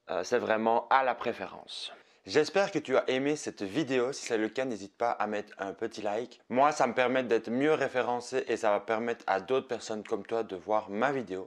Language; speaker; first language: French; native; French